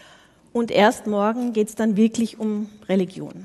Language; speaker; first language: German; native; German